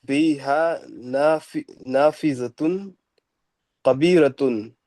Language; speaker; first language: Arabic; non-native, learner; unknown